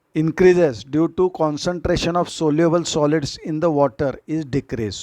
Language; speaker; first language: English; non-native, local second language; Marathi